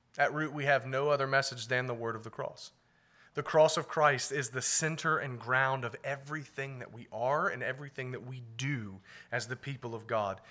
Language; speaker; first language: English; native; English